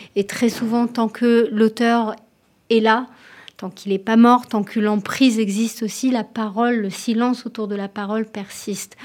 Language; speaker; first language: French; non-native, fluent; Hebrew